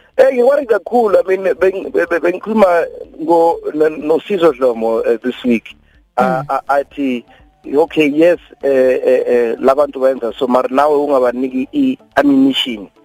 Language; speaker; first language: Zulu; non-native, local second language; Venda